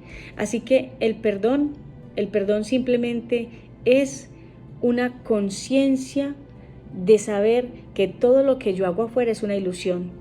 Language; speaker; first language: Spanish; native; Spanish